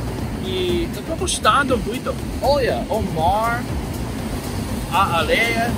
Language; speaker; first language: Portuguese; non-native, fluent; English